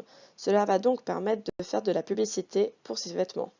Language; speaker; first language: French; native; French